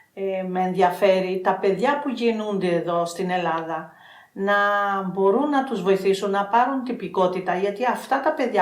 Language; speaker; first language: Greek; non-native, fluent; Albanian